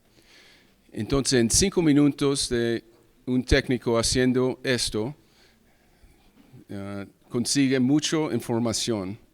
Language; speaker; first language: Spanish; early bilingual, heritage; English